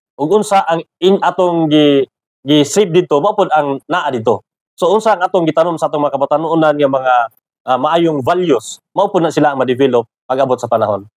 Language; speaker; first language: Cebuano; non-native, local second language; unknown